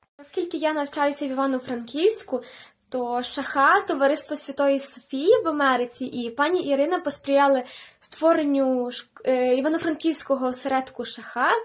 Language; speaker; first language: Ukrainian; native; Ukrainian